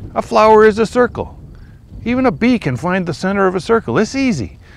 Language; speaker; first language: English; native; English